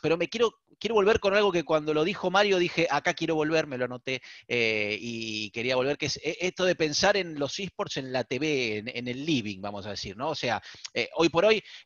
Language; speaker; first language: Spanish; native; Spanish